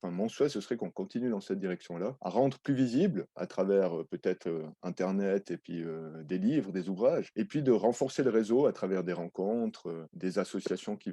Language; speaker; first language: French; native; French